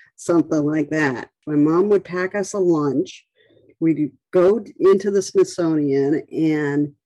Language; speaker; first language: English; native; English